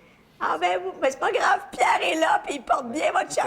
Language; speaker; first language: French; native; French